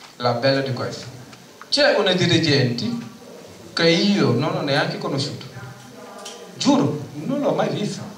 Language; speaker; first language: Italian; non-native, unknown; Wolof